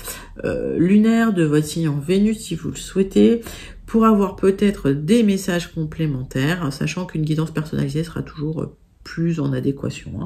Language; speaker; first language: French; native; French